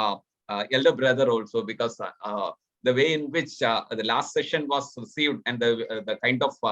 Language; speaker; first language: English; non-native, local second language; Malayalam